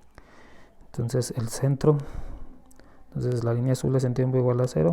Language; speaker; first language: Spanish; native; Spanish